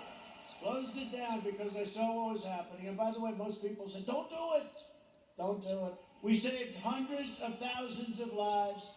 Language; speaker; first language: English; native; English